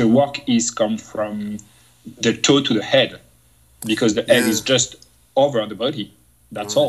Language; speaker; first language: English; non-native, fluent; French